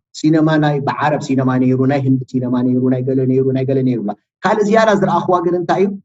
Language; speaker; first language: Tigrinya; native; Tigrinya